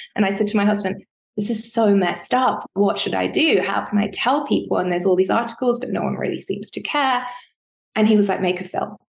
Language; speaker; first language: English; native; English